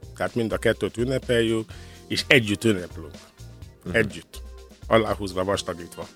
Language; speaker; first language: Hungarian; non-native, fluent; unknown